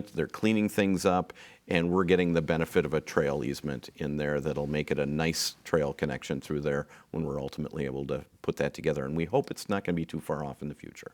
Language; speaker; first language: English; native; English